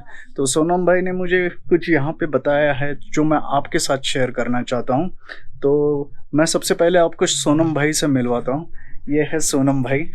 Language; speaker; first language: Hindi; native; Hindi